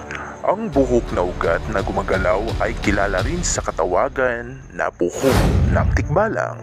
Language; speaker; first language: Filipino; native; Filipino